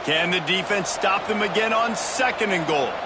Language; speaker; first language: English; native; English